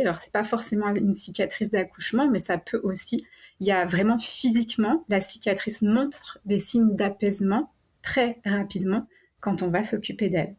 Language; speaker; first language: French; native; French